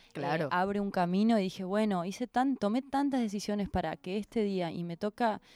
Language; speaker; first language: Spanish; native; Spanish